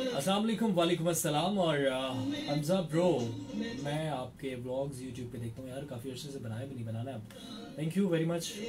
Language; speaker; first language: Urdu; non-native, local second language; Punjabi